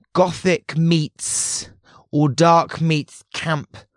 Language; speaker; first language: English; native; English